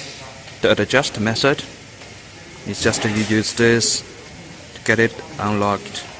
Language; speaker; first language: English; non-native, learner; Chinese